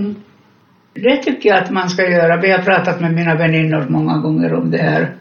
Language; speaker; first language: Swedish; non-native, fluent; Finnish